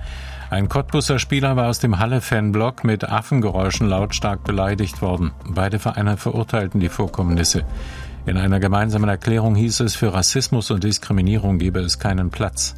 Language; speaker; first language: German; native; German